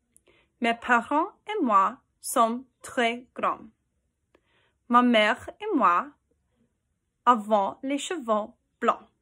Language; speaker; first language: French; non-native, learner; English